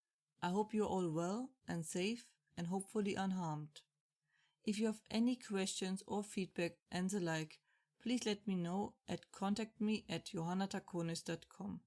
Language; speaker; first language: English; non-native, fluent; German